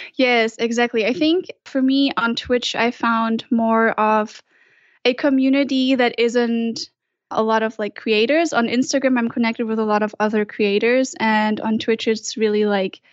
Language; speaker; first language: English; non-native, fluent; German